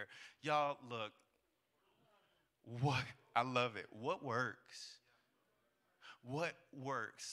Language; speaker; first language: English; native; English